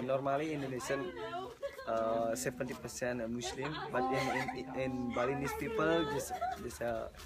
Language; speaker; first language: English; non-native, learner; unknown